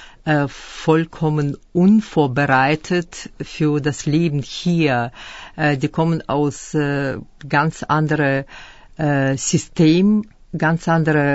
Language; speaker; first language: German; early bilingual, other home language; Russian